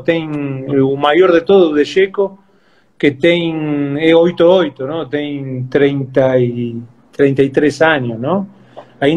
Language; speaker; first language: Portuguese; non-native, fluent; Spanish